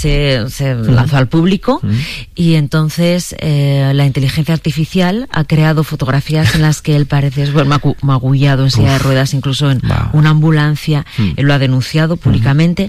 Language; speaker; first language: Spanish; native; Spanish